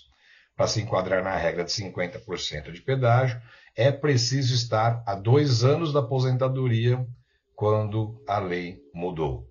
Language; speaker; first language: Portuguese; native; Portuguese